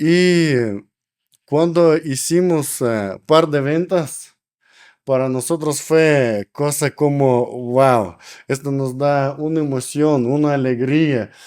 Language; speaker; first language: Spanish; non-native, learner; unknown